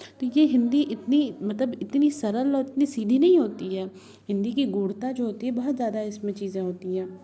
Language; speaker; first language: Hindi; native; Hindi